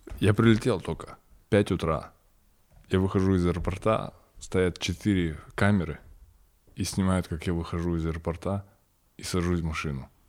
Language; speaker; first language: Russian; native; Russian